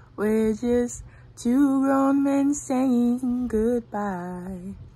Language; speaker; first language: English; native; English